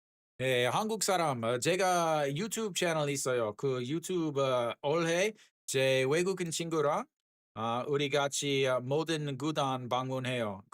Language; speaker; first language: Korean; non-native, learner; English